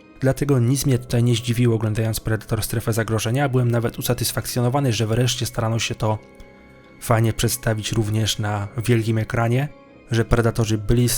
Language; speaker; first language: Polish; native; Polish